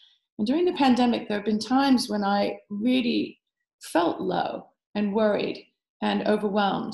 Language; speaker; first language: English; native; English